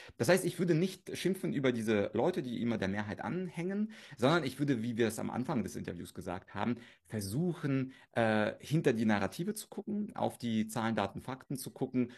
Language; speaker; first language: German; early bilingual, other home language; Russian